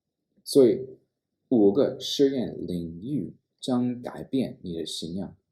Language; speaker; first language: Chinese; non-native, fluent; English